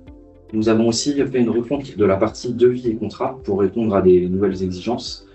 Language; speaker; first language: French; native; French